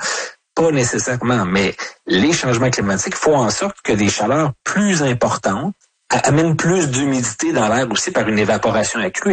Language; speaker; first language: French; native; French